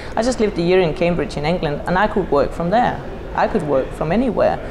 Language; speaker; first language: English; non-native, fluent; Danish